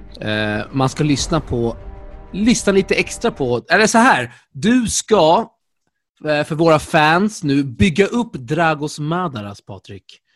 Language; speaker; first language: Swedish; native; Swedish